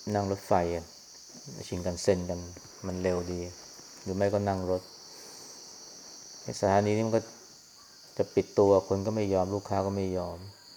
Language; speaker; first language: Thai; native; Thai